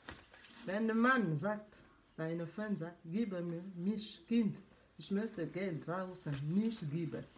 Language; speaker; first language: German; non-native, learner; French